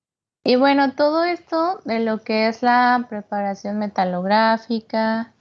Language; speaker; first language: Spanish; native; Spanish